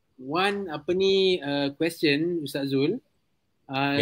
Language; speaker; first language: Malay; native; Malay